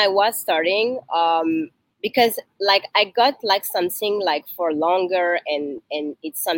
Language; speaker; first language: English; non-native, learner; French